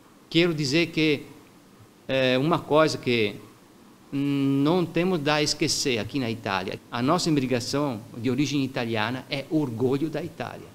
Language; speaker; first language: Portuguese; non-native, fluent; Italian